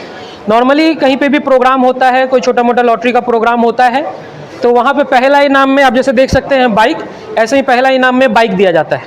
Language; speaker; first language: Hindi; native; Hindi